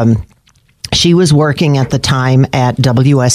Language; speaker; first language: English; native; English